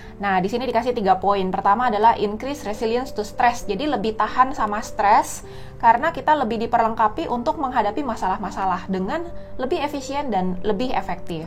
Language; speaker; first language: Indonesian; native; Indonesian